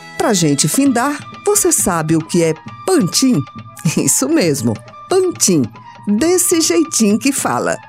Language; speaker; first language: Portuguese; native; Portuguese